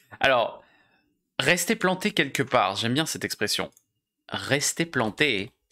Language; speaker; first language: French; native; French